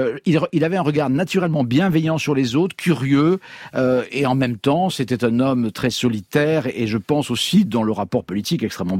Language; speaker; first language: French; native; French